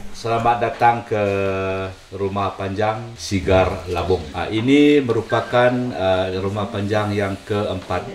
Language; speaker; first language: Malay; non-native, local second language; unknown